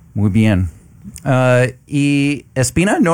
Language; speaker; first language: Spanish; non-native, learner; English